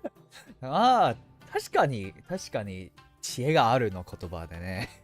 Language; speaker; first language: Japanese; non-native, fluent; English